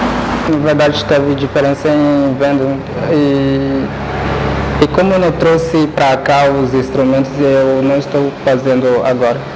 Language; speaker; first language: Portuguese; non-native, local second language; Guarani